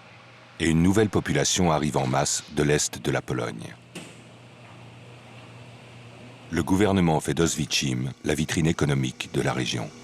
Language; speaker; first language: French; native; French